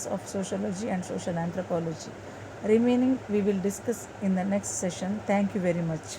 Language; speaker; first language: English; non-native, local second language; Kannada